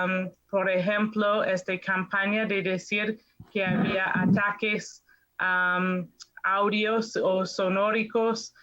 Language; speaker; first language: Spanish; non-native, fluent; English